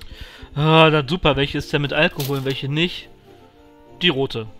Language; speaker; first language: German; native; German